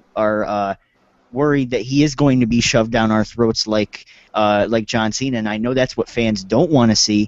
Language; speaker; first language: English; native; English